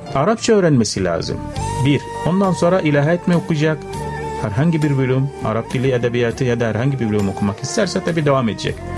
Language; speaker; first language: Turkish; non-native, fluent; Arabic